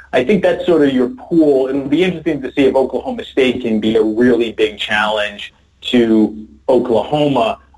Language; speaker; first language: English; native; English